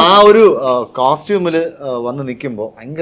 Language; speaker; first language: Malayalam; native; Malayalam